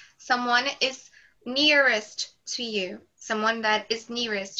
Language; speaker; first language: English; non-native, fluent; Portuguese